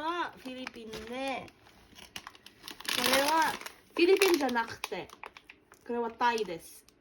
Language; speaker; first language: Japanese; non-native, learner; English